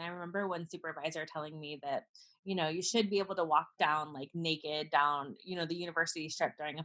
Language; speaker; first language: English; native; English